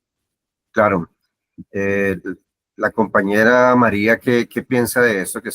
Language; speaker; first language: Spanish; native; Spanish